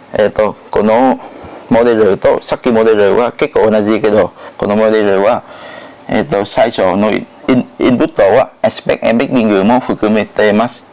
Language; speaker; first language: Japanese; non-native, learner; Thai